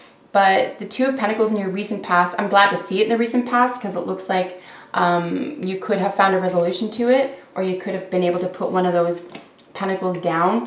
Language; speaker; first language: English; native; English